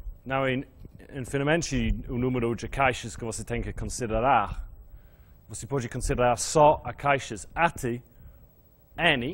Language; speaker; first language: Portuguese; non-native, fluent; English